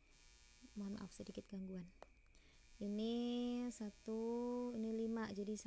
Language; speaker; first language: Indonesian; native; Indonesian